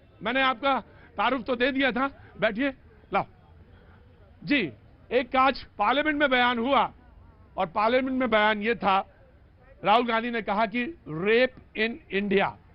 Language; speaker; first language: Hindi; native; Hindi